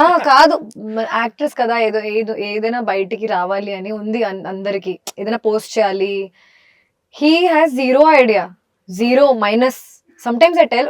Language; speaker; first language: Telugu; non-native, local second language; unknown